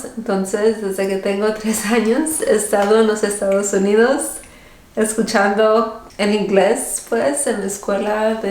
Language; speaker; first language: Spanish; early bilingual, heritage; Spanish